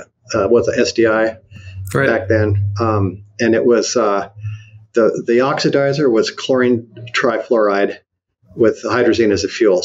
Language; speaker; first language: English; native; English